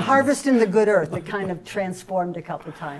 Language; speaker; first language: English; native; English